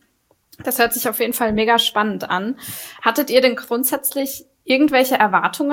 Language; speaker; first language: German; native; German